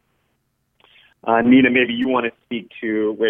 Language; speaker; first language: English; early bilingual, other home language; Spanish